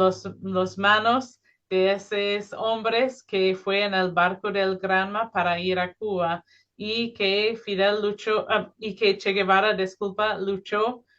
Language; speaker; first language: Spanish; non-native, fluent; English